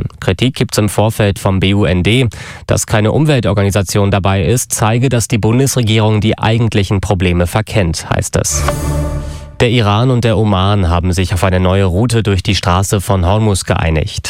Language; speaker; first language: German; native; German